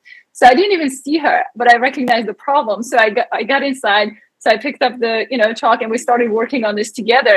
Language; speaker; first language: English; native; English